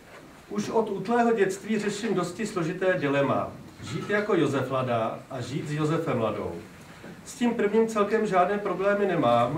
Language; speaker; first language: Czech; native; Czech